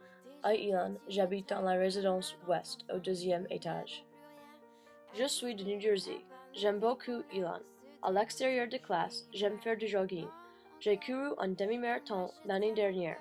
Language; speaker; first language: French; non-native, learner; English